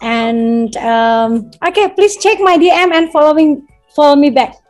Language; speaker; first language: English; non-native, local second language; Indonesian